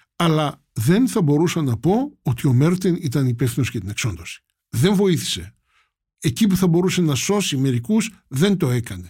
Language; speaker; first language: Greek; native; Greek